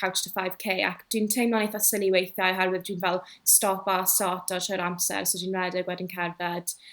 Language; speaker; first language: Welsh; non-native, local second language; English